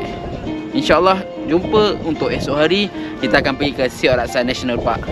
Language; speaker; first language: Malay; native; Malay